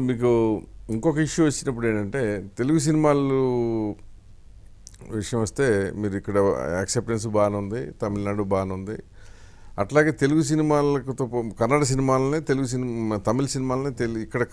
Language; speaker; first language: Telugu; native; Telugu